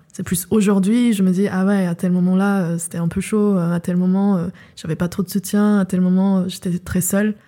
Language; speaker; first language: French; non-native, fluent; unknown